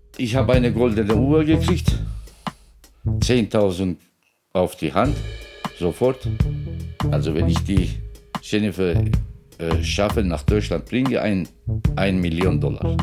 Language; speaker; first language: German; non-native, local second language; Turkish